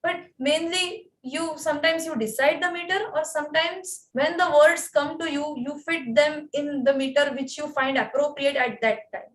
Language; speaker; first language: English; non-native, local second language; Marathi